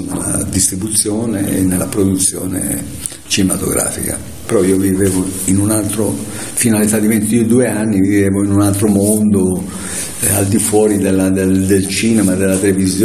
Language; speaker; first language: Italian; native; Italian